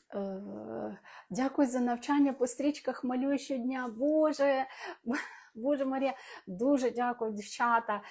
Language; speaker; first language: Ukrainian; non-native, local second language; Russian